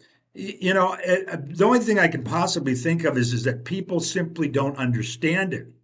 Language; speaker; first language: English; native; English